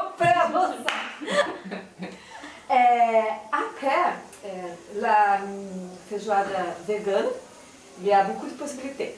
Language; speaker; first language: French; non-native, learner; Portuguese